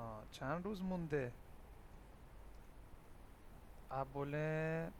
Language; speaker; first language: Persian; non-native, fluent; Urdu